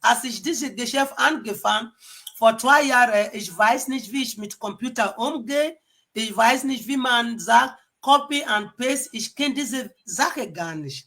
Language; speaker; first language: German; non-native, fluent; Igbo